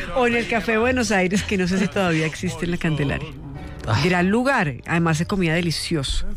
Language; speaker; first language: Spanish; native; Spanish